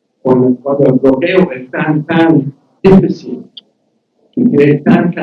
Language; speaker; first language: Spanish; non-native, learner; English